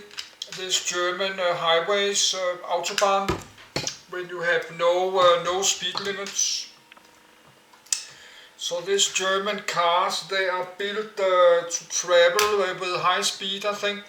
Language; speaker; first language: English; non-native, learner; Danish